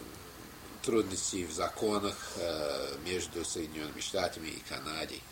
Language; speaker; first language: Russian; non-native, fluent; English